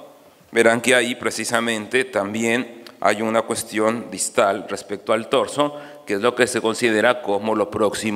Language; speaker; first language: Spanish; native; Spanish